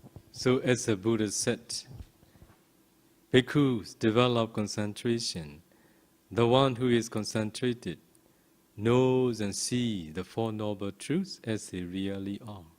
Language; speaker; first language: English; non-native, fluent; Burmese